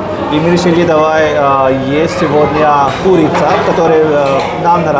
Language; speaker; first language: Russian; non-native, learner; Hindi